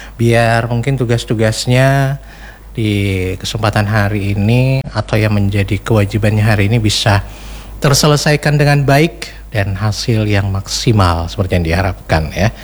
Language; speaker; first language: Indonesian; native; Indonesian